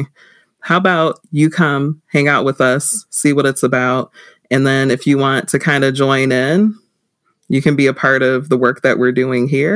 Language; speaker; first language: English; native; English